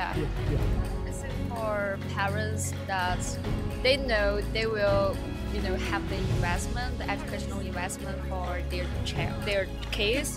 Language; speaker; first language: English; non-native, fluent; Chinese